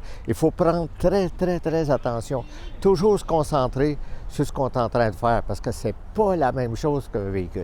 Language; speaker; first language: French; native; French